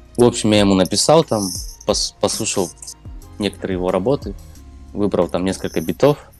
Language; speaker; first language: Russian; native; Russian